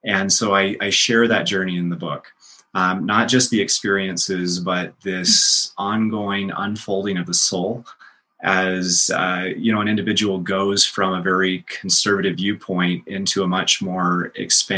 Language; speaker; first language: English; native; English